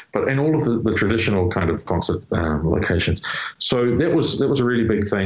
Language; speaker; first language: English; native; English